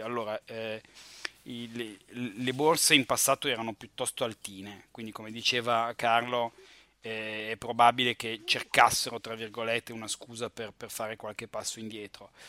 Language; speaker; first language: Italian; native; Italian